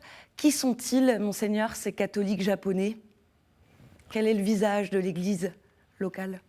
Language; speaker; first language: French; native; French